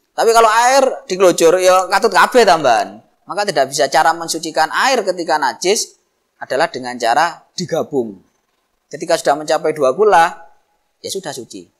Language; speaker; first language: Indonesian; non-native, local second language; Javanese